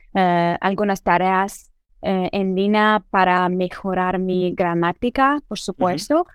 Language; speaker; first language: Spanish; non-native, fluent; Persian